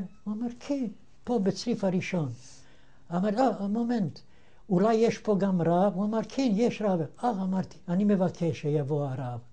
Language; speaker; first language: Hebrew; non-native, fluent; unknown